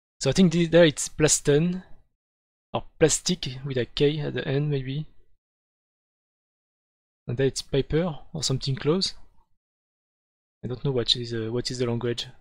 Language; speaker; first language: English; non-native, learner; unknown